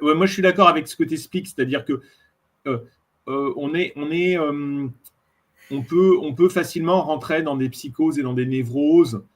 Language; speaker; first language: French; native; French